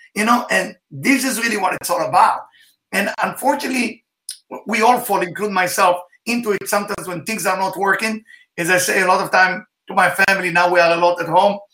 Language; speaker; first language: English; non-native, fluent; Hebrew